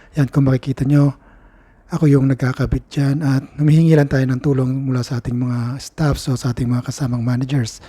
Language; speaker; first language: Filipino; native; Filipino